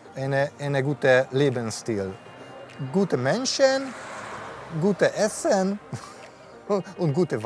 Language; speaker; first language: German; non-native, learner; Hungarian